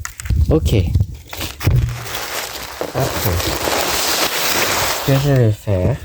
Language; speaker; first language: French; non-native, learner; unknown